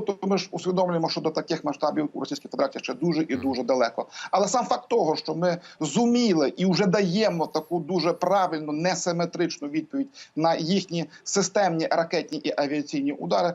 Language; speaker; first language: Ukrainian; native; Ukrainian